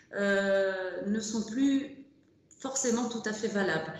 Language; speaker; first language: French; non-native, local second language; Arabic